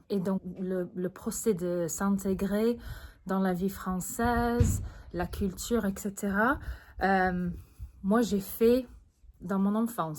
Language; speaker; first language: French; early bilingual, other home language; English